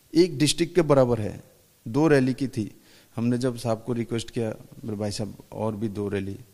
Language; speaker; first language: Hindi; non-native, local second language; Bangla